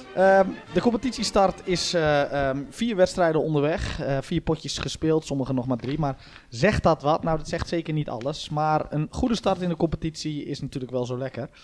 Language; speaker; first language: Dutch; native; Dutch